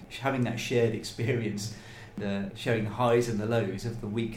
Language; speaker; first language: English; native; English